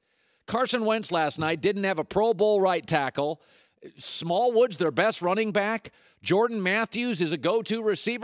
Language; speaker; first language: English; native; English